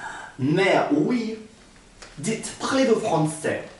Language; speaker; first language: French; non-native, learner; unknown